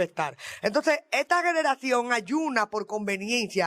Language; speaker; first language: Spanish; native; Spanish